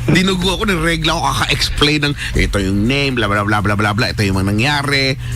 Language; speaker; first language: Filipino; native; Filipino